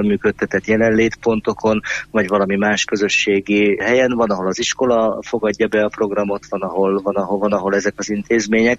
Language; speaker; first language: Hungarian; native; Hungarian